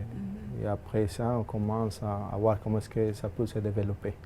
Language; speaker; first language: French; non-native, fluent; Spanish